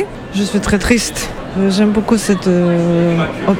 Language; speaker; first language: French; non-native, learner; Ukrainian